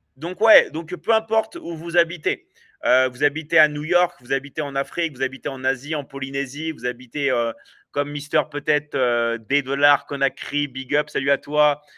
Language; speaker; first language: French; native; French